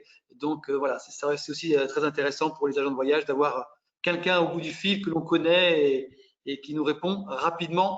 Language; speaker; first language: French; native; French